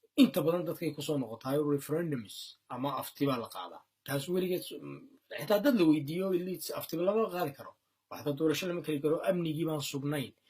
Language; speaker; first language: Somali; native; Somali